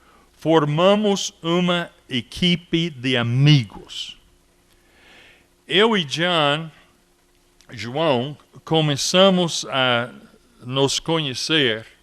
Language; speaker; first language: Portuguese; non-native, fluent; English